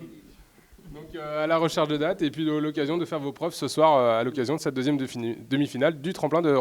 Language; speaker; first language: French; native; French